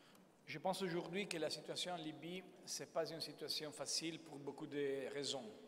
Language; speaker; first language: French; non-native, fluent; Italian